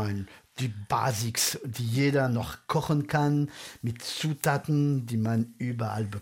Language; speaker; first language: German; non-native, fluent; French